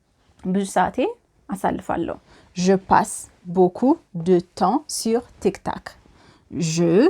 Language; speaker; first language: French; non-native, fluent; Amharic